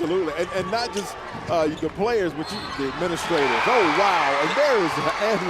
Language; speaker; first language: English; native; English